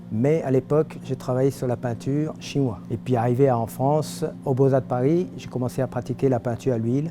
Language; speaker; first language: French; non-native, fluent; Chinese